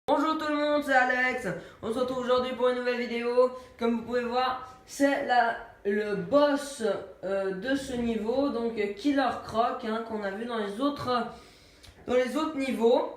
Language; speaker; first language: French; native; French